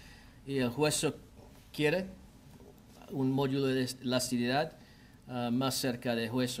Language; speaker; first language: Spanish; non-native, learner; English